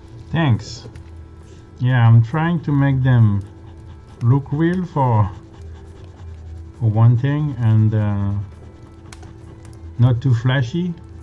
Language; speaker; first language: English; non-native, fluent; French